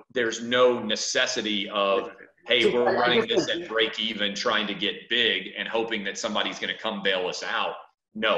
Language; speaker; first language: English; native; English